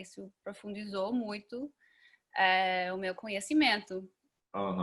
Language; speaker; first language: Portuguese; non-native, fluent; English